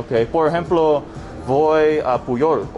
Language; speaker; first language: Spanish; non-native, learner; English